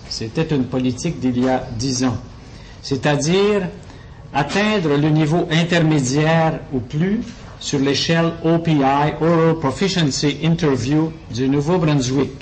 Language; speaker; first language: French; native; French